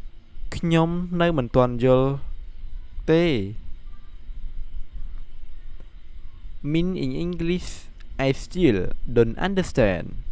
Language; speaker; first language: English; non-native, learner; Khmer